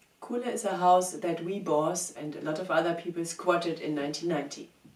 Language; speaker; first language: English; non-native, fluent; German